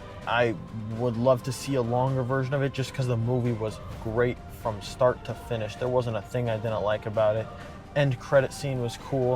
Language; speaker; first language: English; native; English